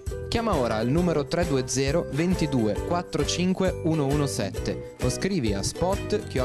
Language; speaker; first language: Italian; native; Italian